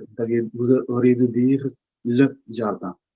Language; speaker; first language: French; non-native, fluent; Punjabi